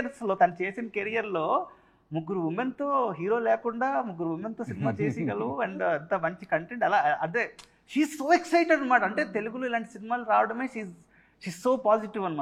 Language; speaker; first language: Telugu; native; Telugu